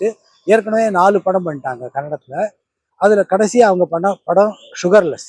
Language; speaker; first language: Tamil; native; Tamil